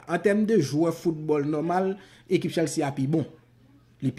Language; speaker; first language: French; non-native, local second language; Haitian Creole